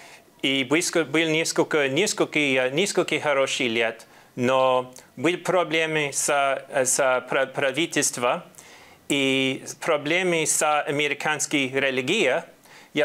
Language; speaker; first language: Russian; non-native, learner; English